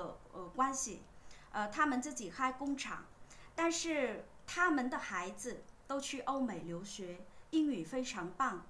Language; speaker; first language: Chinese; non-native, fluent; Vietnamese